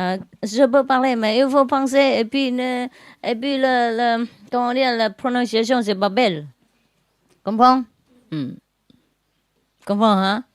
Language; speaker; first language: French; non-native, learner; Vietnamese